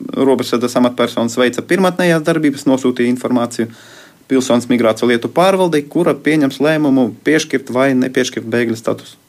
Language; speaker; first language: Latvian; non-native, local second language; Russian